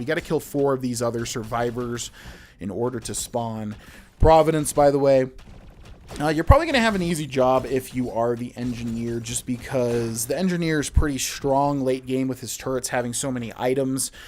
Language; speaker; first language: English; native; English